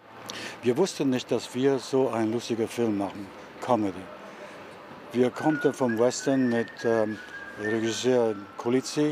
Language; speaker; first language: German; early bilingual, heritage; German